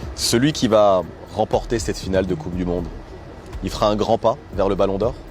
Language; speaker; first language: French; native; French